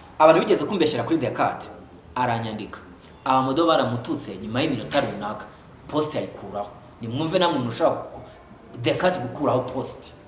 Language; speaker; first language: Kinyarwanda; native; Kinyarwanda